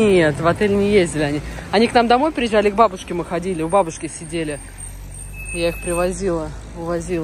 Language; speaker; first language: Russian; native; Russian